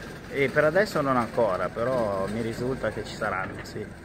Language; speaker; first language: Italian; native; Italian